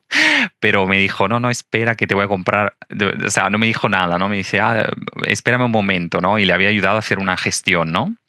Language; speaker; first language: Spanish; non-native, fluent; Italian